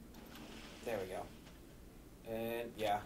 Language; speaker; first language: English; native; English